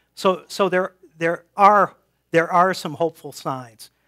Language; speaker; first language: English; native; English